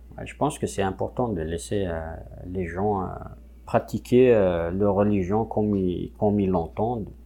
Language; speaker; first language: French; non-native, local second language; Kabyle